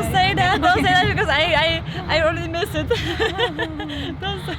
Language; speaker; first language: English; non-native, fluent; Polish